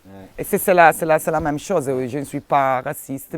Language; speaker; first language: French; non-native, learner; Italian